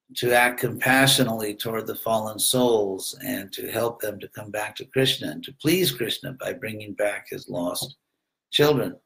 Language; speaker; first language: English; native; English